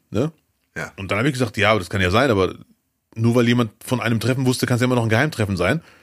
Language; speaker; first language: German; early bilingual, other home language; Arabic